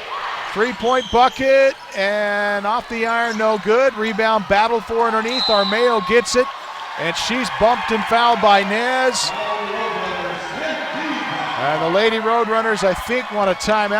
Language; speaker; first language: English; native; English